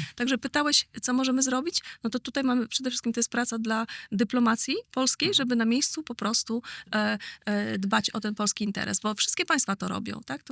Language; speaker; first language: Polish; native; Polish